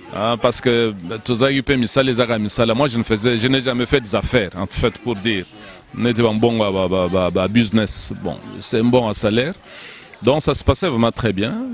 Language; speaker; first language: French; non-native, local second language; Lingala